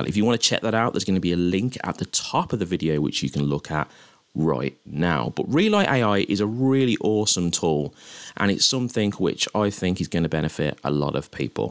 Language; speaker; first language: English; native; English